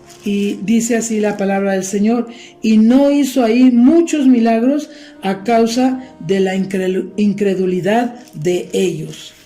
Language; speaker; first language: Spanish; native; Spanish